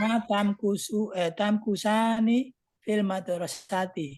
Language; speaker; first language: Arabic; non-native, learner; Indonesian